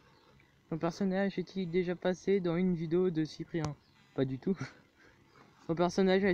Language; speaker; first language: French; native; French